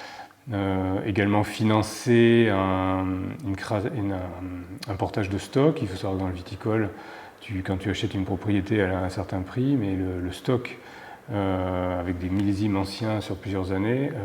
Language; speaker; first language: French; native; French